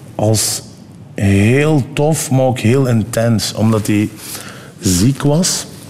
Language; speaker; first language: Dutch; early bilingual, other home language; Turkish